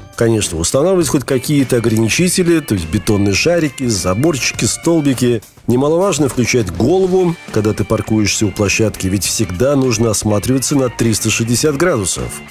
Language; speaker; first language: Russian; native; Russian